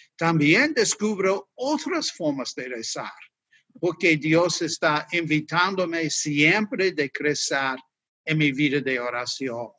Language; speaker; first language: Spanish; non-native, fluent; English